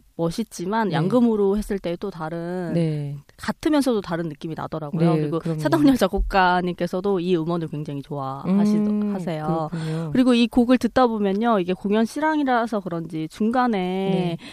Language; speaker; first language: Korean; native; Korean